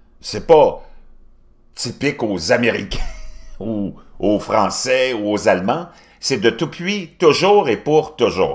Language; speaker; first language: French; native; French